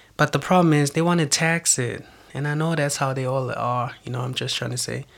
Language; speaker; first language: English; non-native, local second language; Zulu